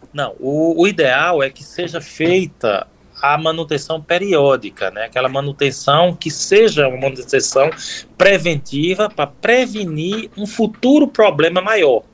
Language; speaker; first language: Portuguese; native; Portuguese